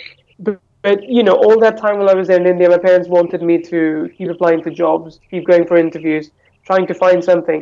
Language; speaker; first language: English; non-native, local second language; Hindi